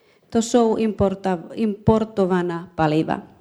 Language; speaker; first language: Czech; non-native, learner; Finnish